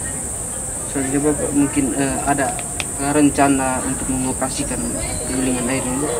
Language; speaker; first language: Indonesian; native; Indonesian